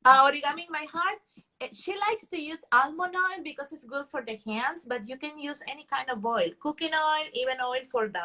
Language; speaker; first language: English; non-native, fluent; Spanish